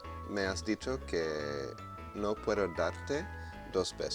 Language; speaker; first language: Spanish; non-native, fluent; English